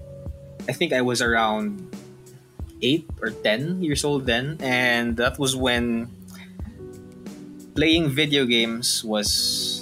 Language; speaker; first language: English; non-native, local second language; Filipino